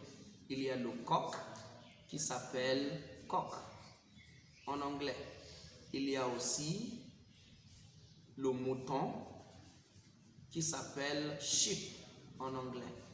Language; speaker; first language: French; non-native, fluent; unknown